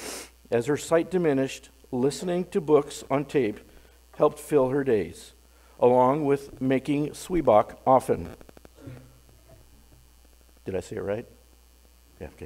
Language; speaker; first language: English; native; English